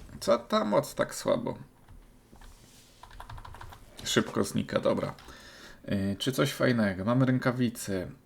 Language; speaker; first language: Polish; native; Polish